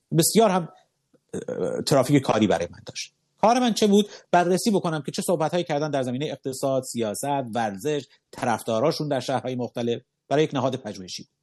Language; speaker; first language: Persian; native; Persian